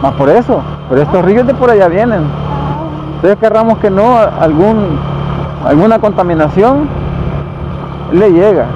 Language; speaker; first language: Spanish; native; Spanish